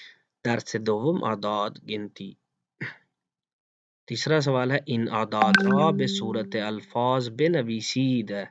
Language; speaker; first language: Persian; non-native, fluent; Urdu